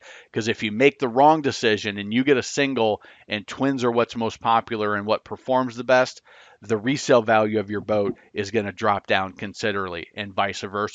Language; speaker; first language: English; native; English